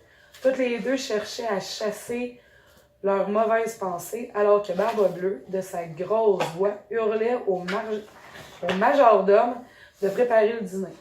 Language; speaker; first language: French; native; French